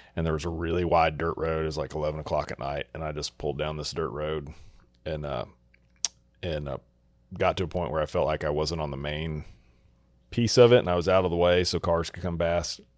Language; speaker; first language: English; native; English